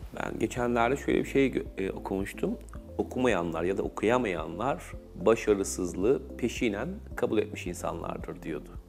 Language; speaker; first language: Turkish; native; Turkish